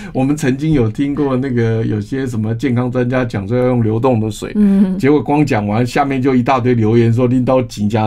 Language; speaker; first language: Chinese; native; Chinese